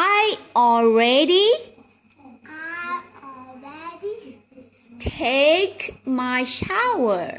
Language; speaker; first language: English; non-native, learner; Thai